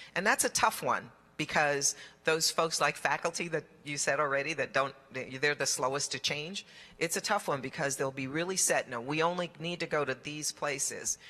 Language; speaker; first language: English; native; English